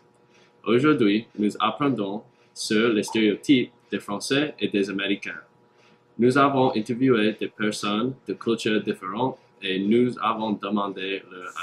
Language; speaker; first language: French; non-native, learner; English